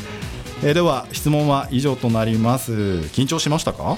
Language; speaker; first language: Japanese; native; Japanese